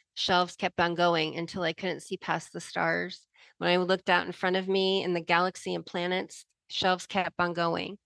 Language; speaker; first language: English; native; English